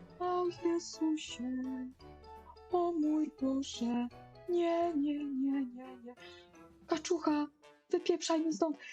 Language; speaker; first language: Polish; native; Polish